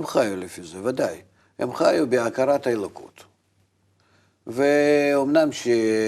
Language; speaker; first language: Hebrew; non-native, fluent; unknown